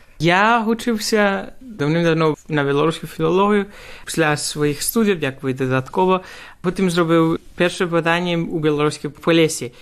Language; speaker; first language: Ukrainian; non-native, fluent; Basque